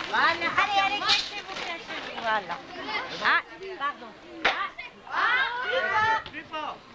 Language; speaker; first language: French; non-native, fluent; Persian